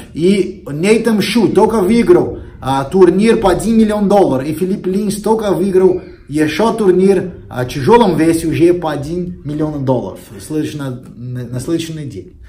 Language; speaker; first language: Russian; non-native, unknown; Portuguese